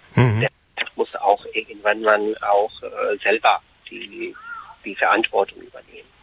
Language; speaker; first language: German; non-native, fluent; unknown